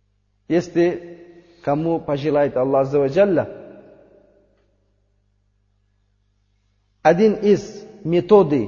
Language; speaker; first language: Russian; non-native, learner; Uzbek